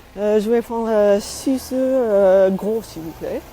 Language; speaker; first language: French; non-native, learner; English